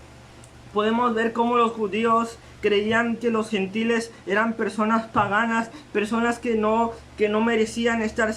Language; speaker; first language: Spanish; native; Spanish